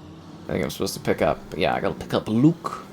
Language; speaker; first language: English; native; English